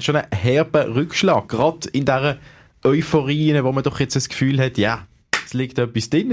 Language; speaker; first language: German; native; German